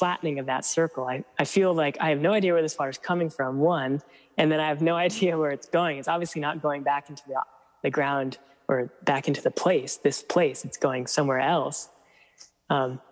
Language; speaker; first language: English; native; English